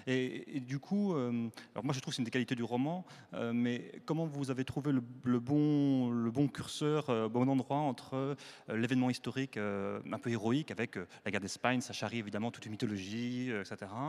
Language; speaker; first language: French; native; French